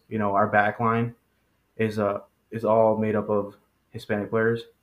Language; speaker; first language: English; early bilingual, other home language; Spanish